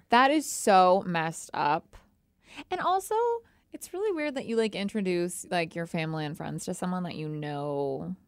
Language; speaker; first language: English; native; English